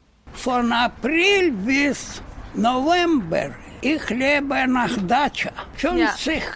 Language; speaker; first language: German; non-native, learner; Russian